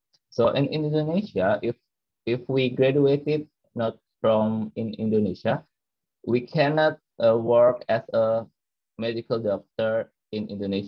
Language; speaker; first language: English; non-native, learner; Indonesian